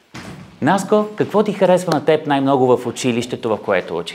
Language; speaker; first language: Bulgarian; native; Bulgarian